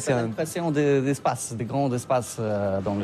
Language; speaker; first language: French; non-native, learner; Polish